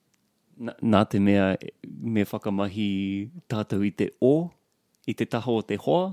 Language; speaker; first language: Māori; non-native, learner; English